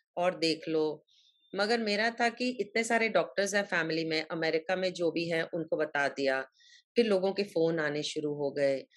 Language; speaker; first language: Hindi; native; Hindi